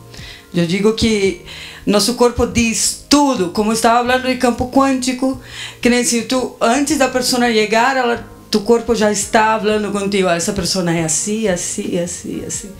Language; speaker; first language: Spanish; non-native, fluent; Portuguese